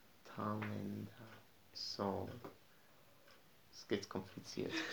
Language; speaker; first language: German; non-native, learner; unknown